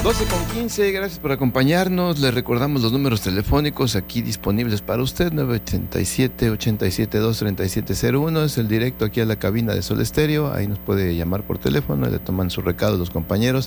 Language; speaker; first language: Spanish; native; Spanish